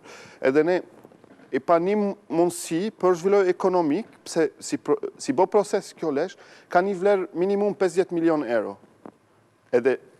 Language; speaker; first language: Albanian; non-native, learner; Arabic